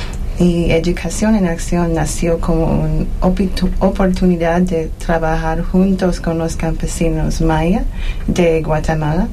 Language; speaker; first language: Spanish; non-native, learner; English